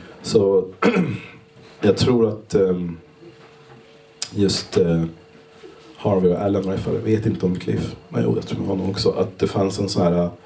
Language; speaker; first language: Swedish; native; Swedish